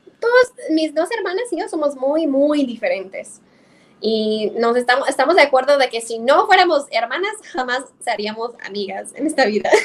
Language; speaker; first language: Spanish; non-native, fluent; English